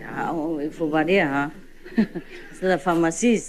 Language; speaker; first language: French; non-native, learner; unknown